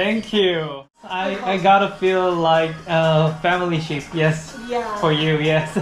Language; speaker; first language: English; non-native, learner; Korean